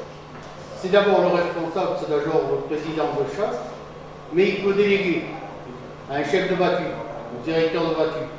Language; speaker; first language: French; native; French